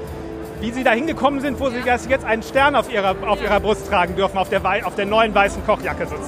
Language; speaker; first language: German; native; German